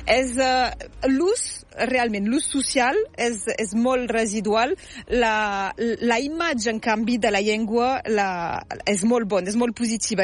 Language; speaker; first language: Catalan; native; Catalan